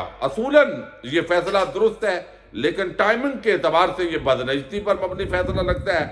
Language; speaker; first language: Urdu; native; Urdu